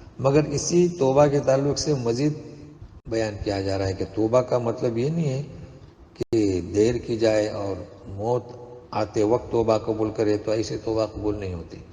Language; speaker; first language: Urdu; non-native, local second language; Konkani